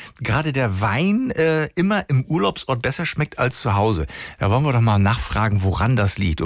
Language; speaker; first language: German; native; German